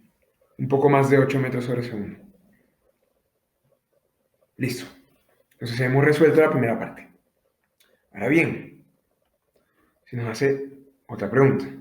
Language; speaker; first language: Spanish; native; Spanish